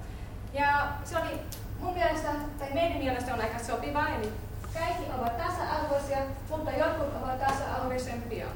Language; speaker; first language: Finnish; non-native, learner; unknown